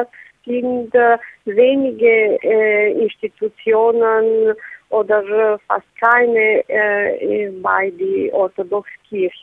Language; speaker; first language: German; non-native, fluent; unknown